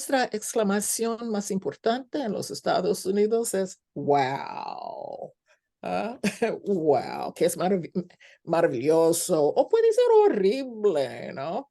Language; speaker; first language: Spanish; non-native, fluent; English